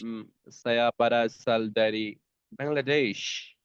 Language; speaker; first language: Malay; non-native, learner; Bangla